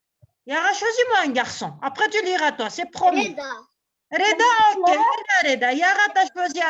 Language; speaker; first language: French; non-native, local second language; Arabic